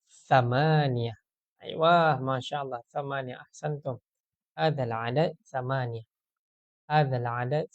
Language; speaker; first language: Arabic; non-native, fluent; Malay